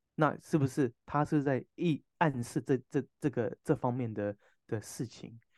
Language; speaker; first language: Chinese; non-native, fluent; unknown